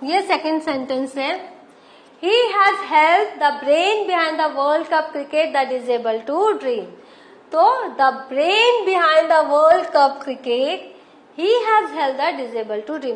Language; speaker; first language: Hindi; native; Hindi